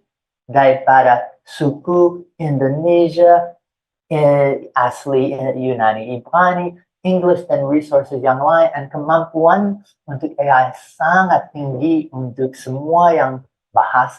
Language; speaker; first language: Indonesian; non-native, fluent; English